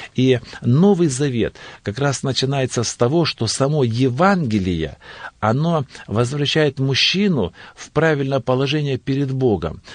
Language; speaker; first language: Russian; native; Russian